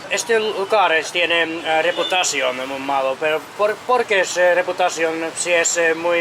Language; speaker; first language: Spanish; non-native, learner; Finnish